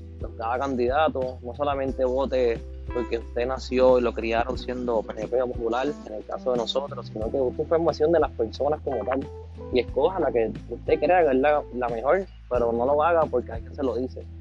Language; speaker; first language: Spanish; native; Spanish